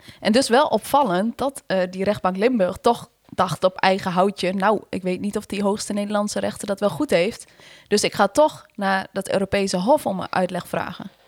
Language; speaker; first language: Dutch; native; Dutch